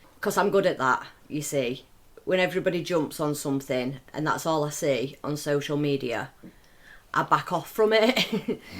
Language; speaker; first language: English; native; English